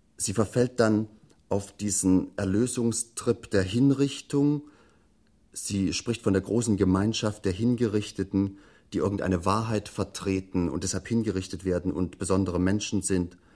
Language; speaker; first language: German; native; German